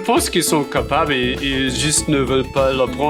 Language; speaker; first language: French; non-native, fluent; German